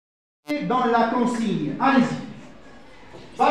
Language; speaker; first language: French; non-native, fluent; Arabic